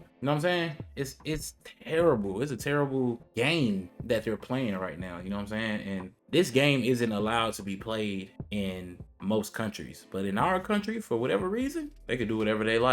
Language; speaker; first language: English; native; English